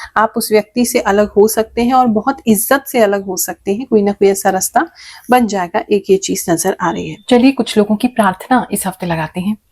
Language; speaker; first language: Hindi; native; Hindi